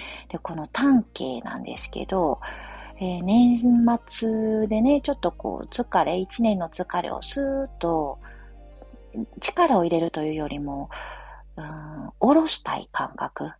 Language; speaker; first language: Japanese; native; Japanese